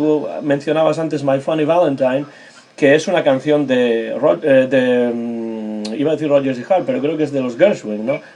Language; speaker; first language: Spanish; native; Spanish